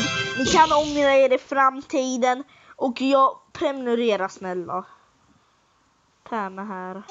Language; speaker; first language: Swedish; early bilingual, other home language; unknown